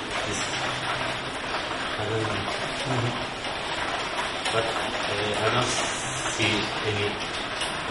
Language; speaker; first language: English; non-native, learner; Turkish